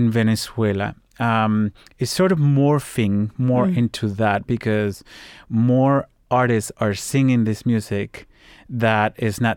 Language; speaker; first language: English; non-native, fluent; Spanish